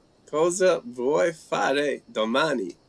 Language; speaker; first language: Italian; non-native, learner; English